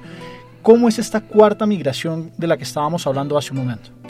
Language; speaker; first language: Spanish; native; Spanish